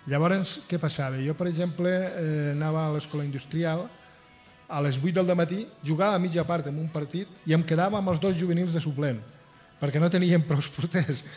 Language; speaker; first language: Catalan; non-native, local second language; Spanish